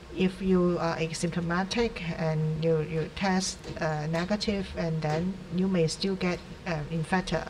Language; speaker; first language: English; non-native, local second language; Cantonese